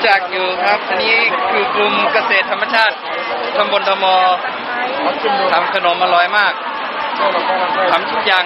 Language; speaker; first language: Thai; non-native, fluent; English